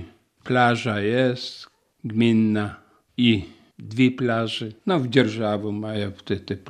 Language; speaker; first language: Polish; non-native, local second language; Ukrainian